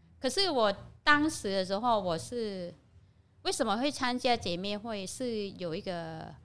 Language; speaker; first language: Chinese; non-native, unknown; Thai